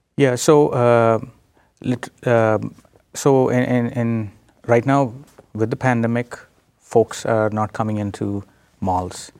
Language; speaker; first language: English; non-native, local second language; Telugu